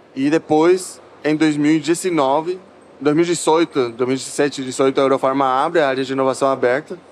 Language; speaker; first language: Portuguese; non-native, fluent; Spanish